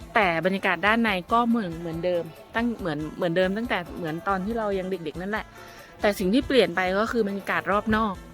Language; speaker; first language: Thai; native; Thai